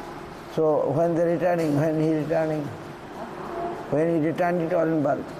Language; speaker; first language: English; non-native, local second language; Bangla